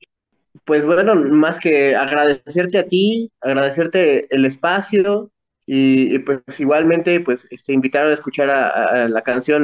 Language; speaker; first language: Spanish; native; Spanish